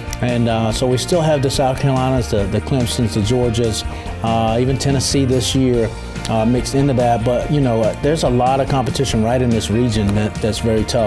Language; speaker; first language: English; native; English